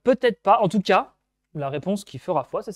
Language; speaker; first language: French; native; French